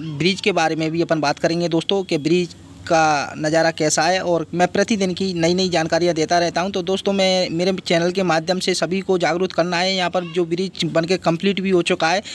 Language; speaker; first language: Hindi; native; Hindi